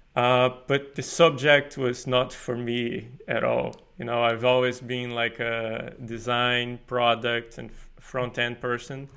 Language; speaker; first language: English; non-native, fluent; Portuguese